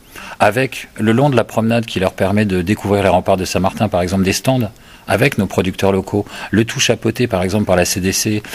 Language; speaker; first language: French; native; French